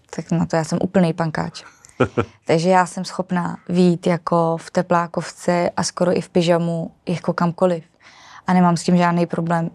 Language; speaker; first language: Czech; native; Czech